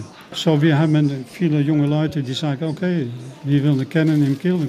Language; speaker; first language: German; non-native, learner; Dutch